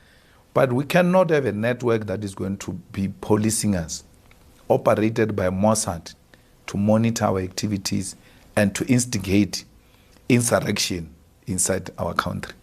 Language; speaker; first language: English; non-native, local second language; Northern Sotho